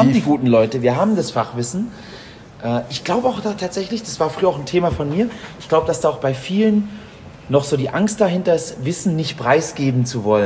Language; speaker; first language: German; native; German